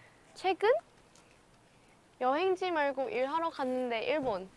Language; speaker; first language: Korean; non-native, fluent; Thai